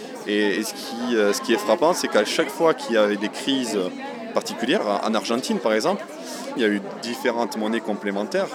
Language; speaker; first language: French; native; French